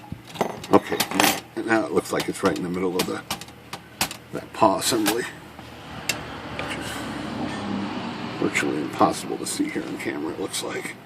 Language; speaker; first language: English; native; English